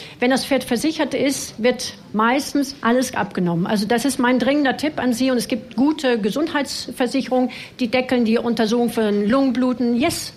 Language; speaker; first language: German; non-native, fluent; French